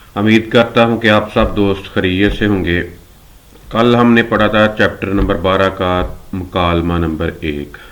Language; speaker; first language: Urdu; non-native, local second language; Punjabi